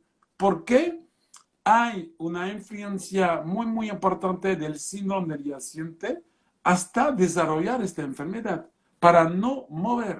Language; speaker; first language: Spanish; non-native, fluent; French